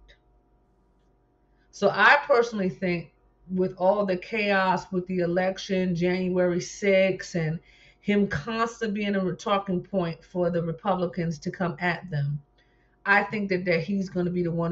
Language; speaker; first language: English; native; English